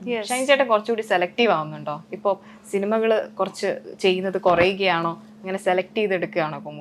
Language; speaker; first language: Malayalam; native; Malayalam